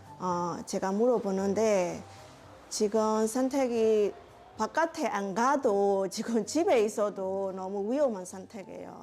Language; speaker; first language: Korean; non-native, learner; Burmese